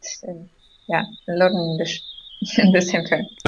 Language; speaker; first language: English; non-native, learner; Russian